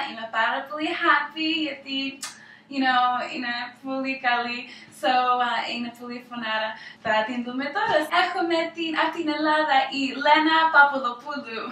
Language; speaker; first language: Greek; early bilingual, heritage; Greek